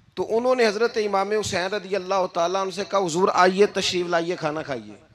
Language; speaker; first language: Urdu; non-native, local second language; Punjabi